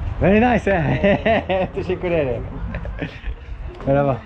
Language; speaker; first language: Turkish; non-native, learner; French